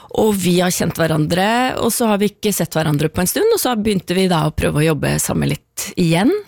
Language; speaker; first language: Norwegian; native; Norwegian